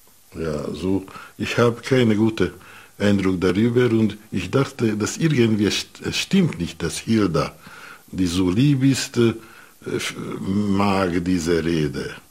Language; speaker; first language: German; non-native, fluent; Hungarian